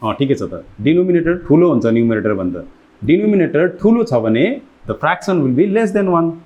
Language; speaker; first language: Nepali; native; Nepali